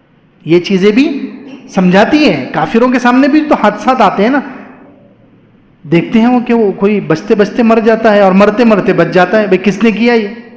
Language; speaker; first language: Urdu; native; Urdu